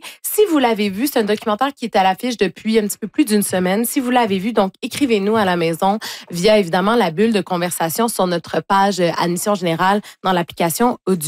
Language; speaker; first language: French; native; French